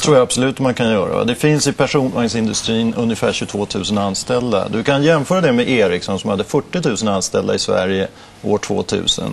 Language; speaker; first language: Swedish; native; Swedish